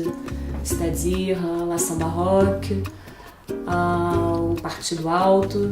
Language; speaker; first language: French; non-native, fluent; Portuguese